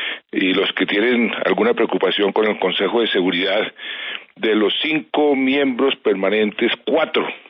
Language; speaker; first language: Spanish; native; Spanish